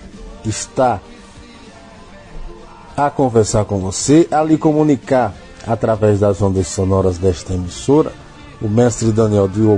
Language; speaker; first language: Portuguese; native; Portuguese